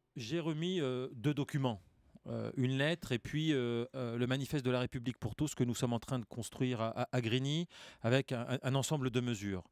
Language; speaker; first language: French; native; French